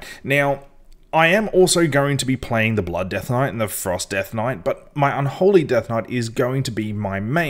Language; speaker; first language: English; native; English